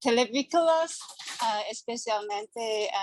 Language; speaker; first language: Spanish; non-native, learner; English